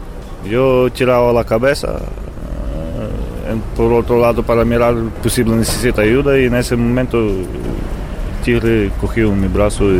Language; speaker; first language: Spanish; non-native, learner; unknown